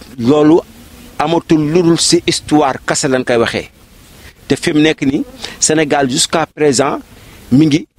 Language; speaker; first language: Wolof; native; Wolof